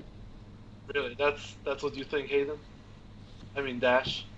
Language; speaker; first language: English; native; English